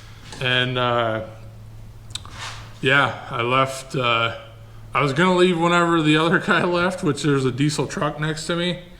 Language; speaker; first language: English; native; English